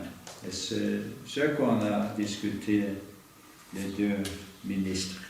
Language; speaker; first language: French; non-native, fluent; Norwegian